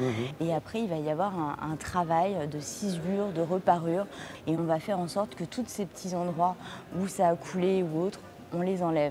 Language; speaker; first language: French; native; French